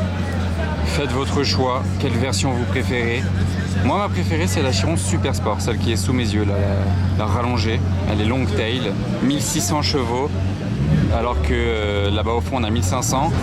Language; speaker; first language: French; native; French